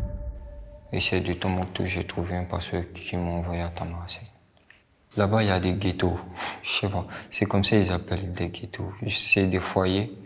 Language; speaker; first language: French; non-native, local second language; Bambara